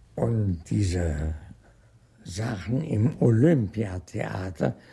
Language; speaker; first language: German; native; German